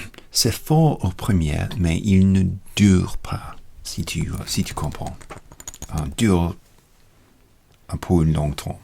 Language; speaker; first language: French; non-native, learner; English